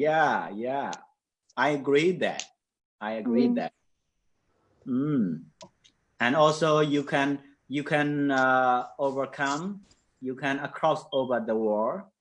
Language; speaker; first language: English; non-native, fluent; Mon